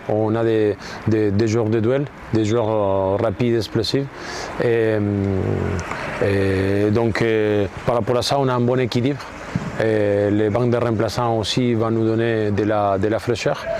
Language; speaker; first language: French; non-native, fluent; Spanish